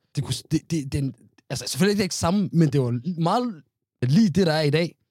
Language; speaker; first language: Danish; native; Danish